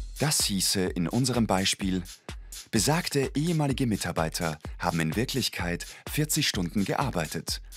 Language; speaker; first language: German; native; German